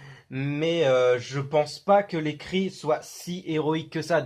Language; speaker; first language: French; native; French